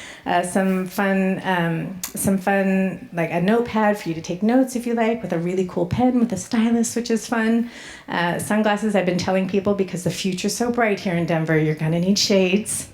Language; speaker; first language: English; native; English